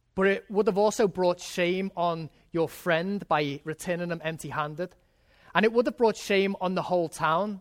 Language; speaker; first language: English; native; English